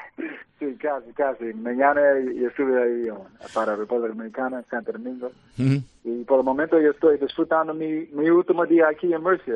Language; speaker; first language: Spanish; early bilingual, heritage; English